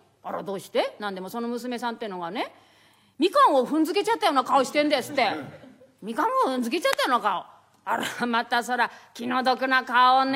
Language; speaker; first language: Japanese; native; Japanese